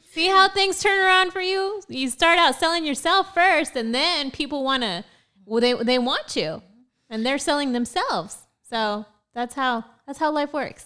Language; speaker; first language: English; early bilingual, other home language; Spanish